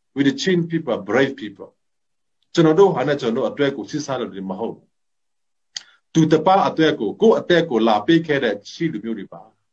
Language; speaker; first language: Burmese; non-native, local second language; Hakha Chin